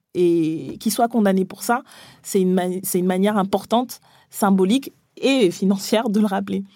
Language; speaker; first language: French; early bilingual, other home language; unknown